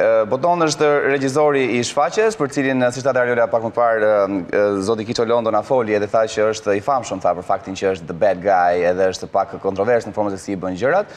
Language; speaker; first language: Albanian; native; Albanian